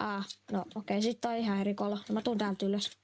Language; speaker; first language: Finnish; native; Finnish